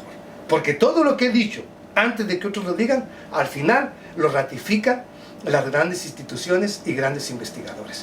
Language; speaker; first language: Spanish; native; Spanish